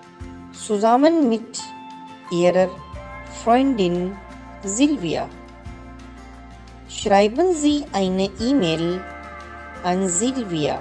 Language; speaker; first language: German; non-native, learner; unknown